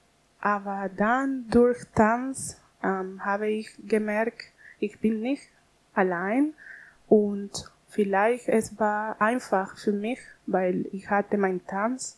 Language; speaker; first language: German; non-native, learner; Spanish